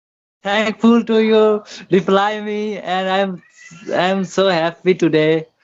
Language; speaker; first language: English; non-native, learner; Hindi